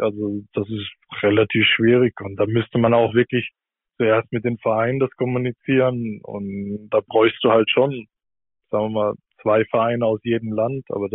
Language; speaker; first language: German; native; German